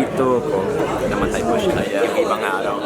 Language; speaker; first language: Filipino; non-native, learner; English